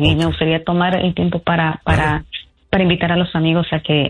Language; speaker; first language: Spanish; native; Spanish